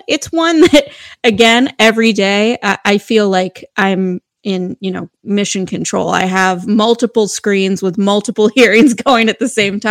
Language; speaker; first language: English; native; English